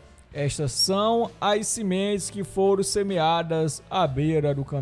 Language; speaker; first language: Portuguese; native; Portuguese